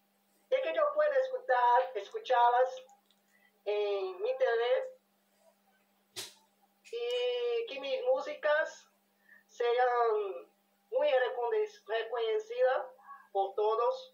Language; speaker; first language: Spanish; non-native, learner; Portuguese